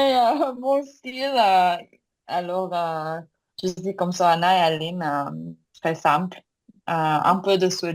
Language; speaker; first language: French; non-native, learner; Korean